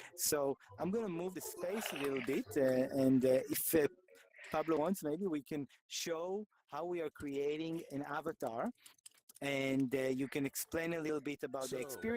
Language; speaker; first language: English; non-native, fluent; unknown